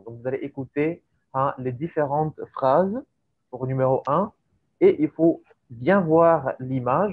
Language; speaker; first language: French; native; French